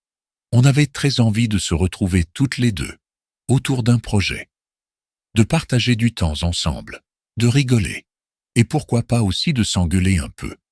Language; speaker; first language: French; native; French